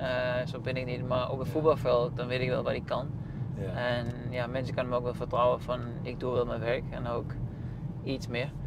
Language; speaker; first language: Dutch; non-native, fluent; Danish